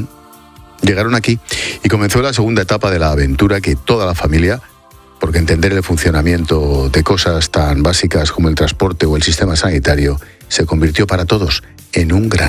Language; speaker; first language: Spanish; native; Spanish